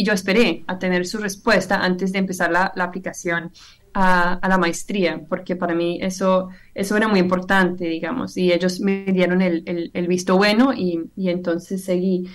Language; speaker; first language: Spanish; non-native, fluent; English